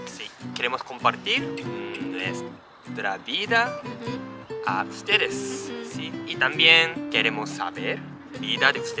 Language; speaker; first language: Spanish; non-native, learner; Japanese